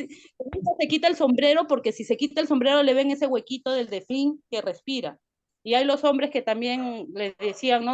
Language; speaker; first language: Spanish; native; Spanish